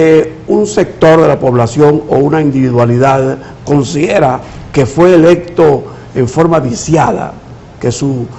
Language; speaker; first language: Spanish; native; Spanish